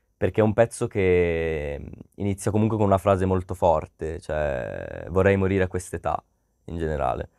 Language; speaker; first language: Italian; native; Italian